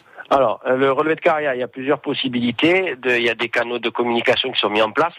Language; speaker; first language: French; native; French